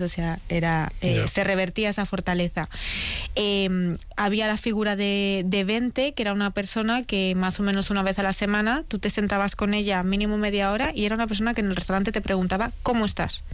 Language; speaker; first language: Spanish; native; Spanish